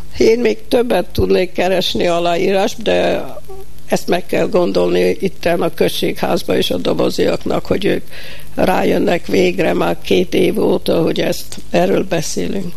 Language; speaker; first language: Hungarian; early bilingual, heritage; Hungarian